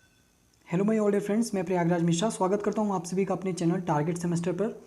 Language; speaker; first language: Hindi; native; Hindi